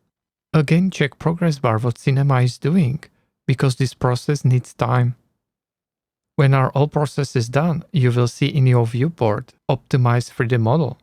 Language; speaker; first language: English; non-native, learner; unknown